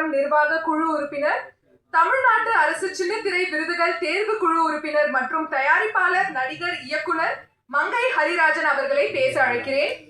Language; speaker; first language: Tamil; native; Tamil